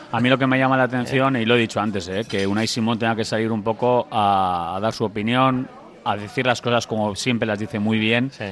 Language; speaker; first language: Spanish; native; Spanish